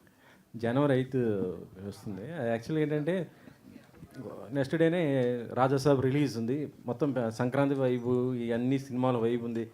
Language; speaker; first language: Telugu; native; Telugu